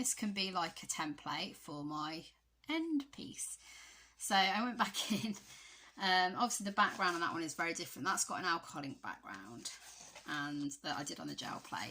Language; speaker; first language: English; native; English